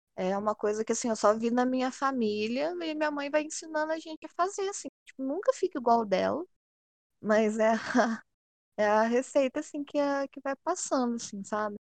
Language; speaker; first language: Portuguese; native; Portuguese